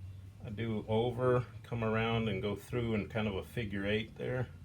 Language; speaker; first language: English; native; English